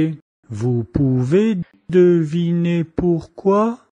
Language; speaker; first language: French; non-native, fluent; Chinese